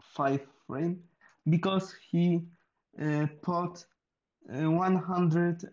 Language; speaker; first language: English; non-native, learner; Polish